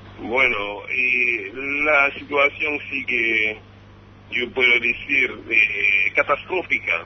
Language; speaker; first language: Spanish; non-native, fluent; Haitian Creole